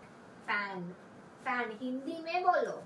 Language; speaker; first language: Hindi; non-native, local second language; Tamil